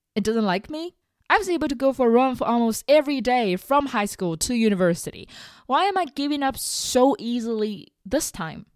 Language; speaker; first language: English; non-native, fluent; Chinese